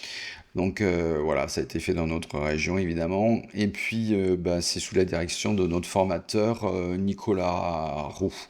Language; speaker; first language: French; native; French